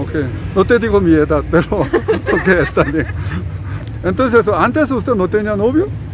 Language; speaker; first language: Spanish; non-native, learner; Korean